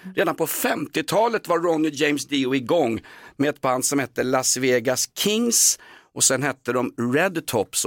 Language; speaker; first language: Swedish; native; Swedish